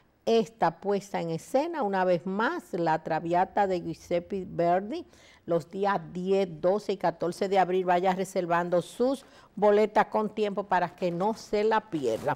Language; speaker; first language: Spanish; native; Spanish